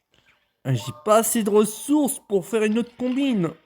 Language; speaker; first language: French; native; French